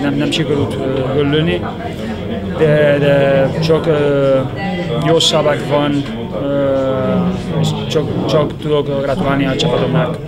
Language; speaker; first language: Hungarian; non-native, learner; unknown